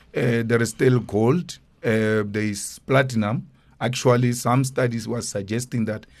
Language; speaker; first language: English; non-native, local second language; Northern Sotho